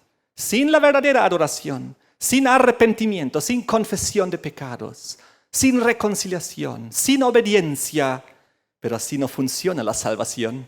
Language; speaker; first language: Spanish; native; Spanish